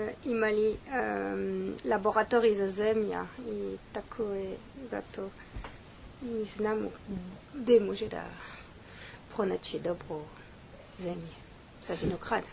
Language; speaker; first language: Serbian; non-native, learner; French